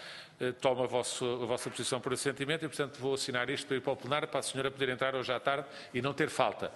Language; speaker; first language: Portuguese; native; Portuguese